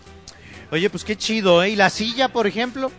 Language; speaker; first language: Spanish; native; Spanish